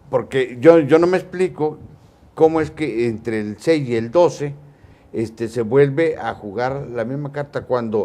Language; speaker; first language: Spanish; native; Spanish